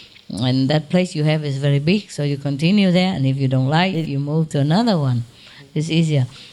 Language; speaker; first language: English; non-native, fluent; Vietnamese